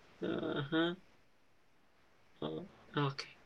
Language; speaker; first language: Chinese; early bilingual, heritage; English